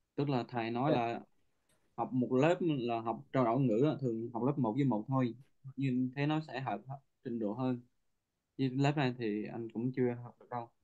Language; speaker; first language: Vietnamese; native; Vietnamese